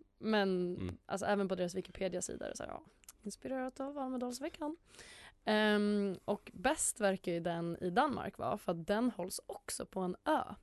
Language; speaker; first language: Swedish; native; Swedish